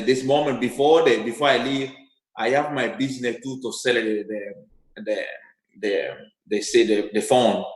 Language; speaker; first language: English; non-native, learner; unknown